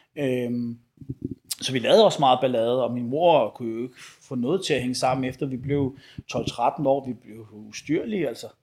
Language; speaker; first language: Danish; early bilingual, other home language; Arabic